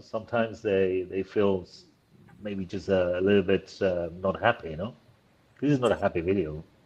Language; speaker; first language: English; non-native, fluent; Spanish